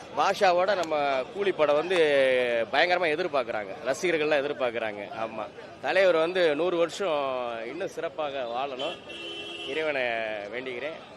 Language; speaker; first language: Tamil; native; Tamil